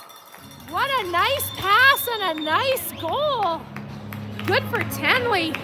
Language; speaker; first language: English; native; English